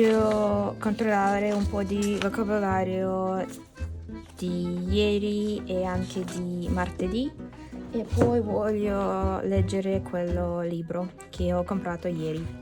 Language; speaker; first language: Italian; non-native, learner; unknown